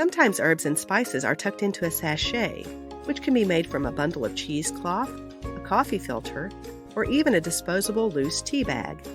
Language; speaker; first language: English; native; English